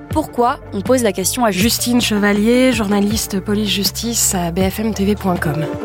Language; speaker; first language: French; native; French